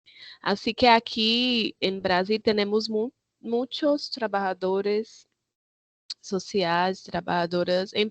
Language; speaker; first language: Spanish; non-native, learner; Portuguese